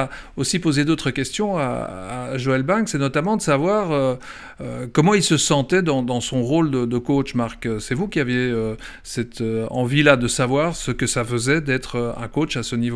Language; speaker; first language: French; native; French